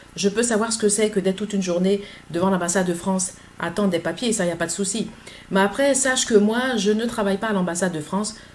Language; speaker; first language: French; native; French